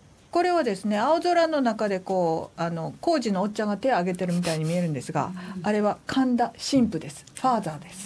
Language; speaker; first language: Japanese; native; Japanese